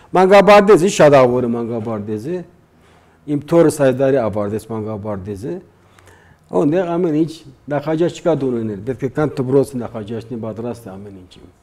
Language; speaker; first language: Armenian; early bilingual, heritage; Armenian